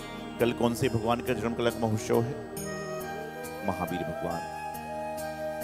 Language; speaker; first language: Hindi; native; Hindi